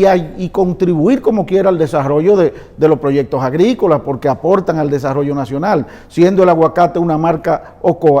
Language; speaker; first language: Spanish; native; Spanish